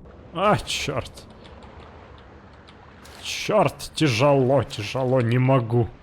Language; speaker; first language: Russian; native; Russian